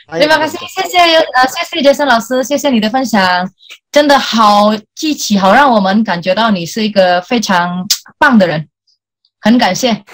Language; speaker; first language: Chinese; early bilingual, heritage; Indonesian